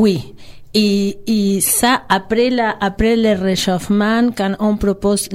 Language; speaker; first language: French; non-native, fluent; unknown